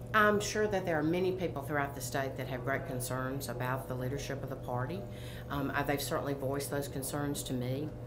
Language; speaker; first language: English; native; English